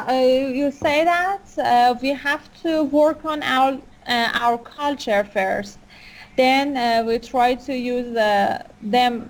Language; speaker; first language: English; non-native, fluent; Persian